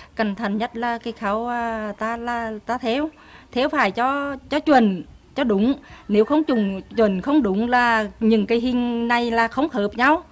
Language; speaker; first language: Vietnamese; non-native, local second language; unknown